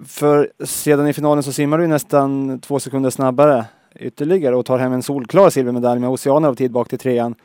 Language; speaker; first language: Swedish; native; Swedish